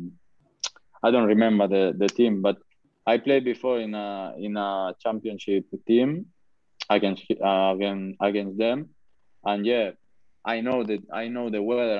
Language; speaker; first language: English; non-native, learner; Spanish